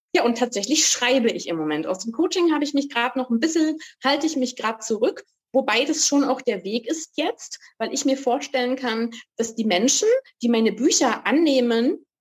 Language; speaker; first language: German; native; German